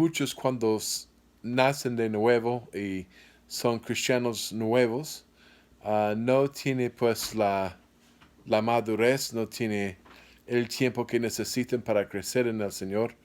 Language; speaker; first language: Spanish; non-native, fluent; English